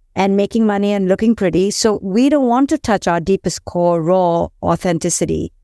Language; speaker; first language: English; non-native, local second language; Hindi